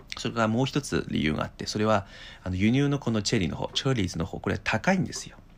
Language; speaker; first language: Japanese; non-native, fluent; Chinese